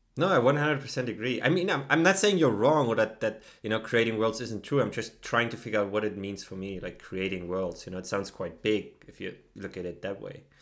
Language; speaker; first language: English; non-native, fluent; German